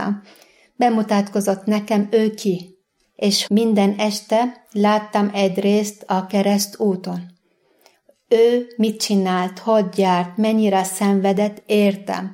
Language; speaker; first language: Hungarian; non-native, fluent; Arabic